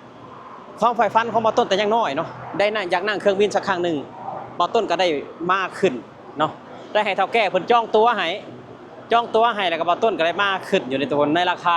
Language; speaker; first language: Thai; non-native, local second language; Lao